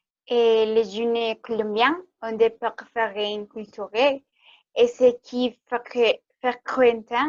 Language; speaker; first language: French; non-native, learner; Spanish